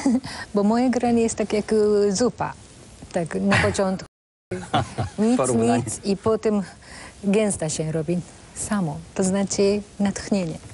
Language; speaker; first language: Polish; non-native, fluent; Japanese